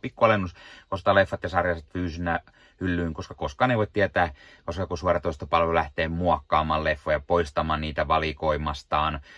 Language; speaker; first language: Finnish; native; Finnish